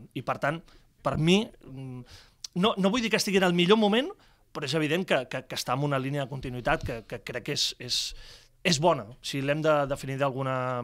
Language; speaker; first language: Catalan; native; Catalan